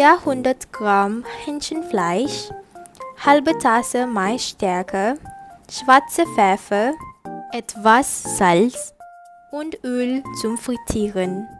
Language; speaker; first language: German; non-native, learner; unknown